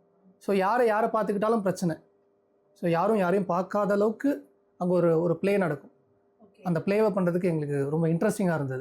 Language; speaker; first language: Tamil; native; Tamil